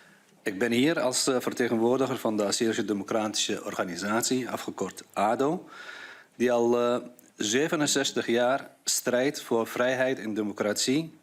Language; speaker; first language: Dutch; non-native, fluent; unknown